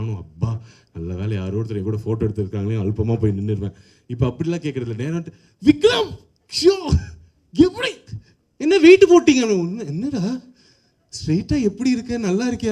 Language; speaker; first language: Tamil; native; Tamil